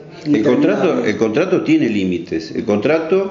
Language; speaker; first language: Spanish; native; Spanish